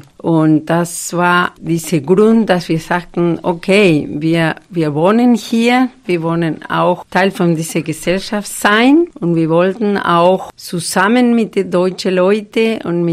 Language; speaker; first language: German; non-native, fluent; Spanish